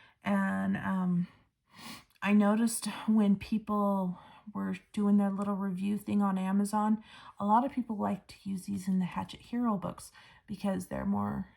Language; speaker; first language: English; native; English